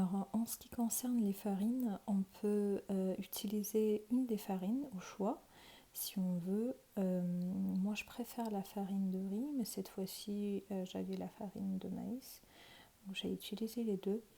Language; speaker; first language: French; non-native, fluent; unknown